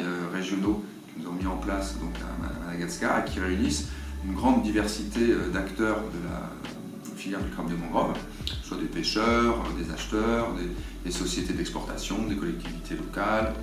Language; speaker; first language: French; native; French